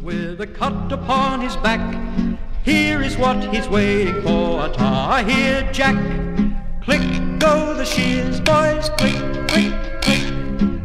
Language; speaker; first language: English; native; English